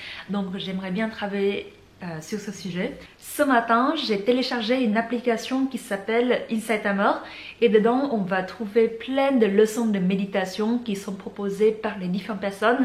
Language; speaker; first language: French; non-native, fluent; Vietnamese